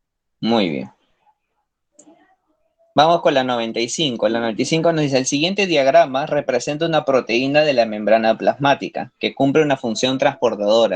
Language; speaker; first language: Spanish; native; Spanish